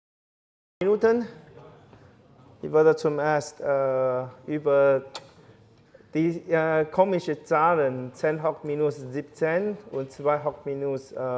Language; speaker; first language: German; non-native, fluent; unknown